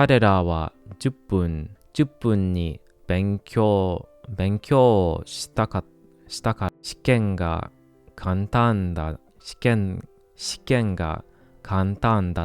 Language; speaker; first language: Japanese; non-native, learner; English